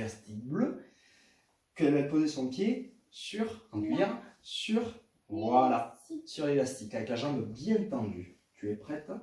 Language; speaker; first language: French; native; French